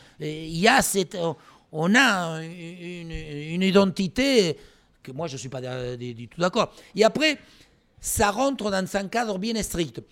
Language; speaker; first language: French; non-native, fluent; Spanish